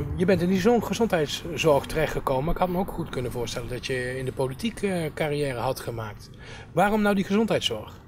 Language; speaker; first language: Dutch; native; Dutch